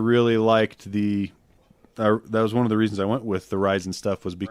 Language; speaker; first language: English; native; English